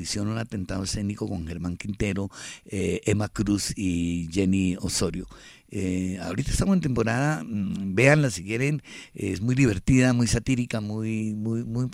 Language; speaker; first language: Spanish; native; Spanish